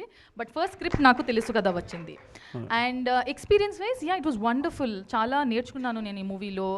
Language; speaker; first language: Telugu; non-native, fluent; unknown